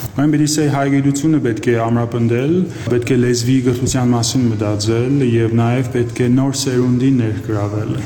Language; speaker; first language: Armenian; early bilingual, heritage; Armenian